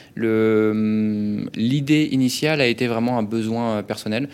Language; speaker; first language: French; native; French